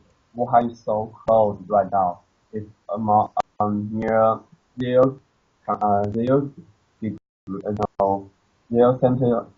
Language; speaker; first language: English; non-native, learner; Chinese